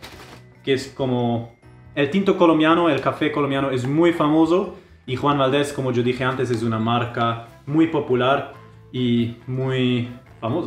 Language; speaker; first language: Spanish; non-native, fluent; German